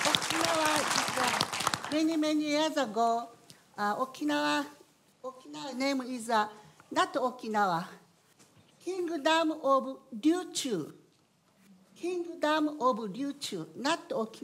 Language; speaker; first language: English; non-native, learner; Japanese